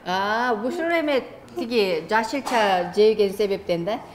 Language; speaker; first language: Kyrgyz; non-native, learner; Korean